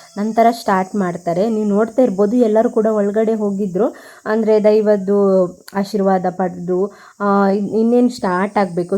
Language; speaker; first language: Kannada; non-native, local second language; Tulu